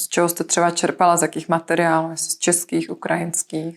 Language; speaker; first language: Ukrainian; non-native, learner; Czech